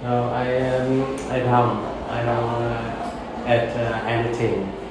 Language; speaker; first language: English; non-native, learner; Vietnamese